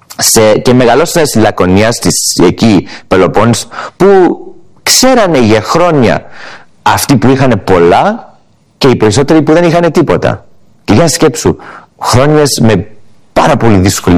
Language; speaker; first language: Greek; early bilingual, heritage; English